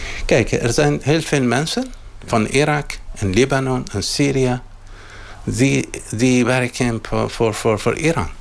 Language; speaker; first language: Dutch; non-native, learner; Arabic